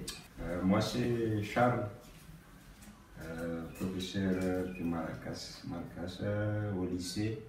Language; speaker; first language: French; non-native, local second language; Malagasy